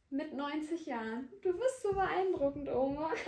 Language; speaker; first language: German; native; German